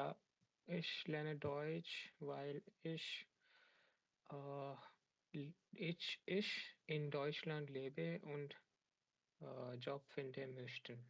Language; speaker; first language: German; non-native, learner; Urdu